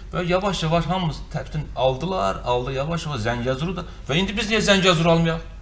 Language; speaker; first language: Azerbaijani; native; Azerbaijani